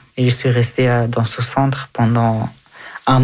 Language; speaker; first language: French; early bilingual, other home language; Hazaragi